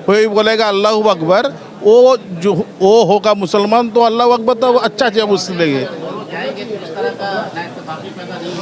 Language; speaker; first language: Hindi; non-native, local second language; Bangla